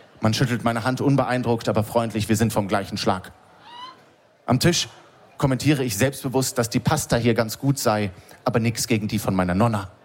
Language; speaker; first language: German; native; German